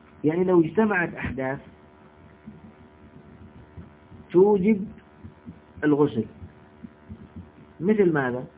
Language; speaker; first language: Arabic; native; Arabic